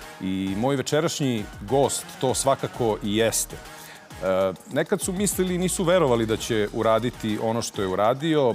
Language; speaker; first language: Serbian; native; Serbian